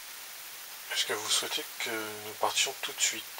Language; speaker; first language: French; native; French